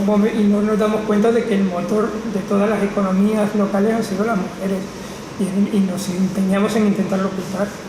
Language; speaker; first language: Spanish; native; Spanish